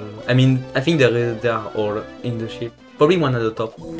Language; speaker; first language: English; non-native, fluent; French